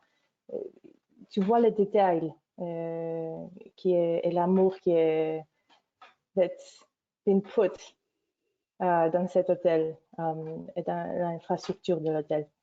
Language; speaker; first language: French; non-native, fluent; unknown